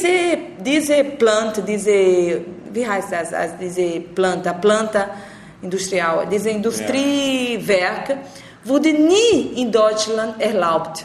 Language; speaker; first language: German; non-native, learner; Portuguese